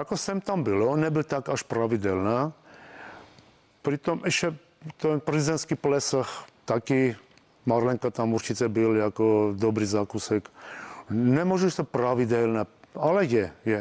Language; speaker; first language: Czech; non-native, fluent; Armenian